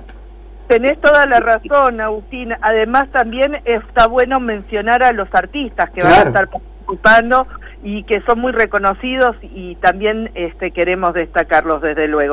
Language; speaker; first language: Spanish; native; Spanish